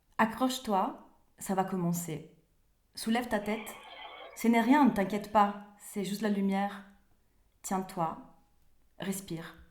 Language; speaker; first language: French; non-native, fluent; Italian